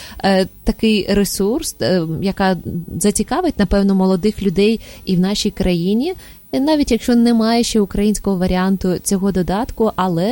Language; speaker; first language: Ukrainian; native; Ukrainian